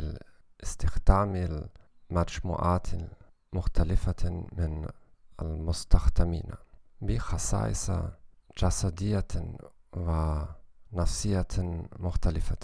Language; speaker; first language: Arabic; non-native, learner; German